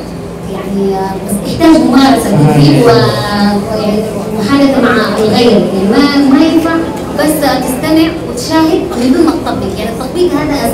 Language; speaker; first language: Arabic; early bilingual, other home language; Indonesian